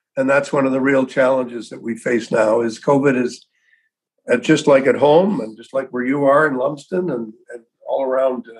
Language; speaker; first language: English; native; English